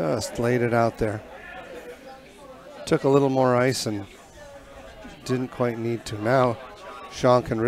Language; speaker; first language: English; native; English